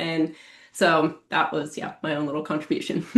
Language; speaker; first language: English; native; English